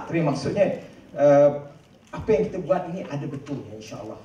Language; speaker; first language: Malay; native; Malay